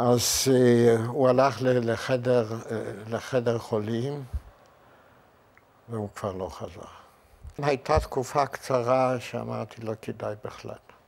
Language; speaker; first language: Hebrew; non-native, fluent; Yiddish